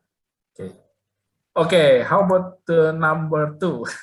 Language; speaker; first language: English; non-native, learner; Indonesian